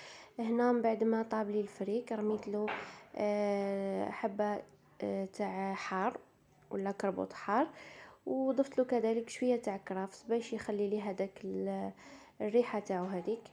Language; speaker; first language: Arabic; native; Arabic